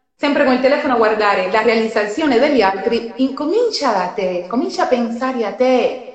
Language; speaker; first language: Italian; non-native, fluent; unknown